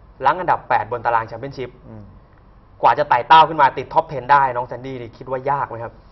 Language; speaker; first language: Thai; native; Thai